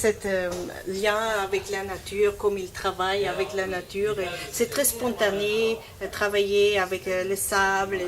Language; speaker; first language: French; non-native, learner; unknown